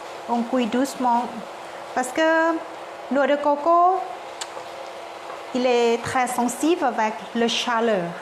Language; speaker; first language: French; non-native, learner; Thai